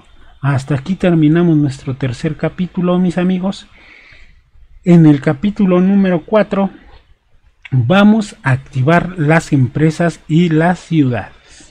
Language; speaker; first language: Spanish; native; Spanish